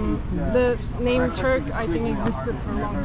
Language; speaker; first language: English; non-native, fluent; Turkish